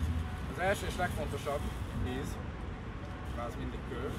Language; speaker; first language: Hungarian; native; Hungarian